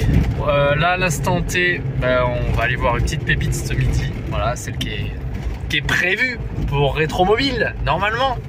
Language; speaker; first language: French; native; French